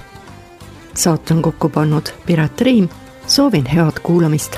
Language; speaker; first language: Estonian; native; Estonian